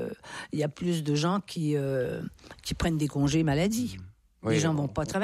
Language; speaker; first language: French; native; French